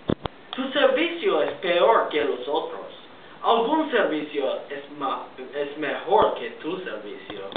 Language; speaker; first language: Spanish; non-native, learner; English